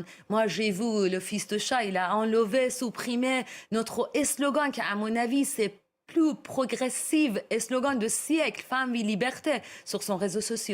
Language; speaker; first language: French; non-native, learner; Persian